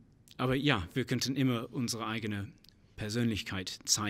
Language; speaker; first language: German; non-native, fluent; English